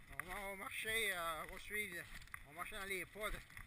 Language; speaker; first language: French; native; French